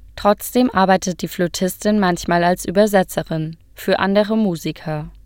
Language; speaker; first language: German; native; German